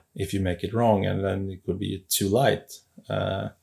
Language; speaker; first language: English; non-native, fluent; Swedish